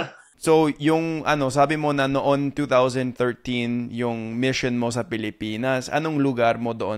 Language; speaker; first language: Filipino; non-native, fluent; English